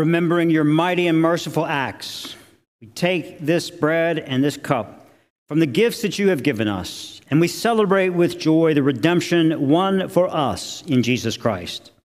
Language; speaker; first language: English; native; English